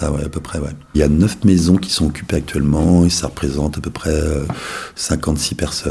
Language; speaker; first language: French; native; French